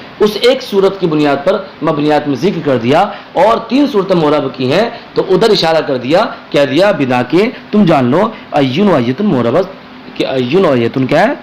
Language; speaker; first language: Urdu; native; Urdu